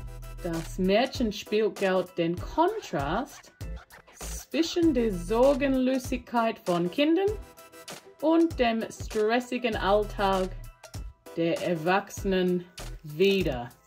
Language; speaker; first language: German; non-native, learner; English